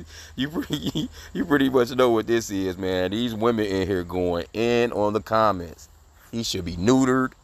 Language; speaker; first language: English; native; English